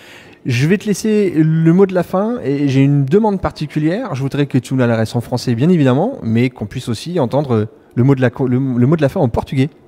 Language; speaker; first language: French; native; French